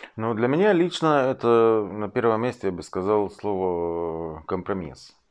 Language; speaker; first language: Russian; non-native, fluent; Arabic